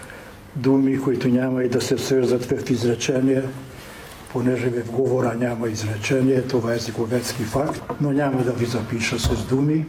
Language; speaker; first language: Bulgarian; non-native, fluent; Hungarian